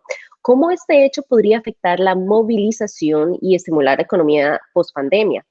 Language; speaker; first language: Spanish; native; Spanish